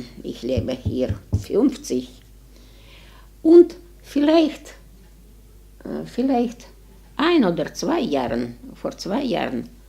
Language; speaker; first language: German; non-native, learner; Ukrainian